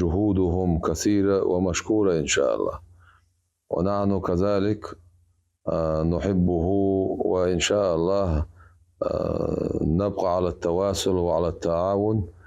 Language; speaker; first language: Arabic; non-native, fluent; Chechen